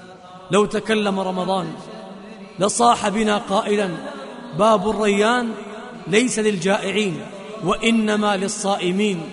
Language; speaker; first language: Arabic; native; Arabic